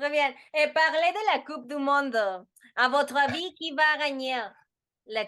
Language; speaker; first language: French; non-native, learner; Spanish